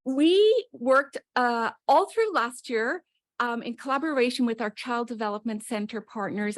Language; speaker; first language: English; native; English